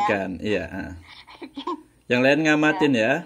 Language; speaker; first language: Indonesian; native; Indonesian